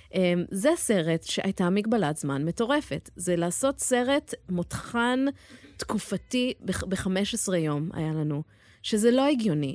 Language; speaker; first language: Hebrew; early bilingual, heritage; Hebrew